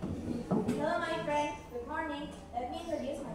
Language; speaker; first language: English; non-native, learner; Indonesian